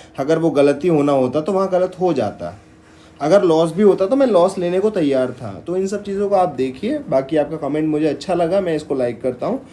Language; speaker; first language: Hindi; native; Hindi